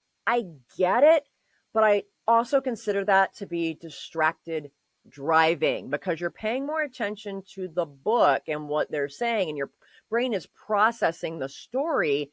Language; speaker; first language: English; native; English